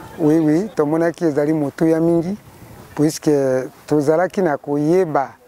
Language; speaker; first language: Lingala; native; Lingala